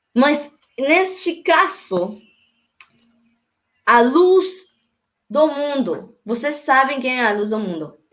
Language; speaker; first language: Portuguese; non-native, learner; Spanish